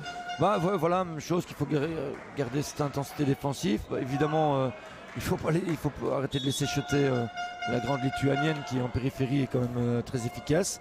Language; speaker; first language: French; native; French